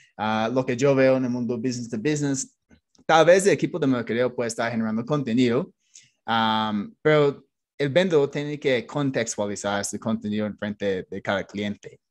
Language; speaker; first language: Spanish; non-native, fluent; English